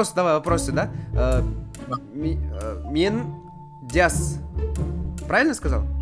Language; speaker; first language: Russian; non-native, local second language; Kazakh